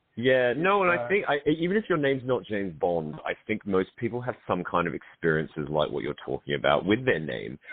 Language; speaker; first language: English; native; English